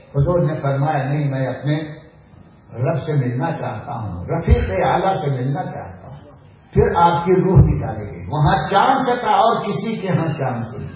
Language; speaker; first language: Urdu; native; Urdu